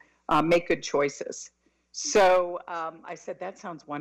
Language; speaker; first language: English; native; English